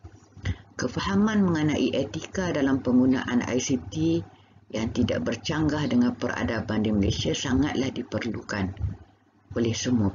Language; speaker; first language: Malay; native; Malay